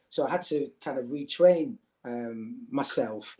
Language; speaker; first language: English; native; English